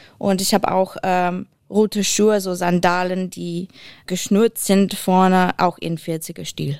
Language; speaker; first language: German; non-native, fluent; English